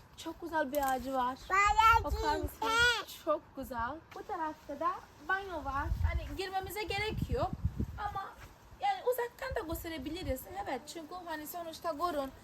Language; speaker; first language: Turkish; non-native, fluent; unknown